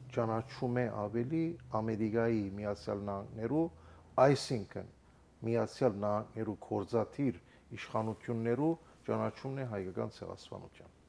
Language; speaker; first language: Armenian; native; Armenian